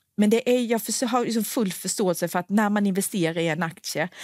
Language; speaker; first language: Swedish; native; Swedish